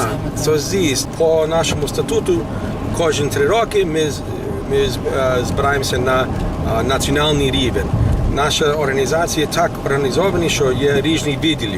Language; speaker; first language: Ukrainian; early bilingual, heritage; Ukrainian